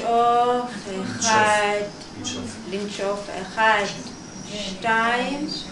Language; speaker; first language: Hebrew; non-native, learner; English